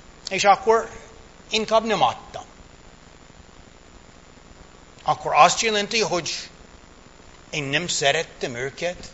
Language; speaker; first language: Hungarian; early bilingual, heritage; English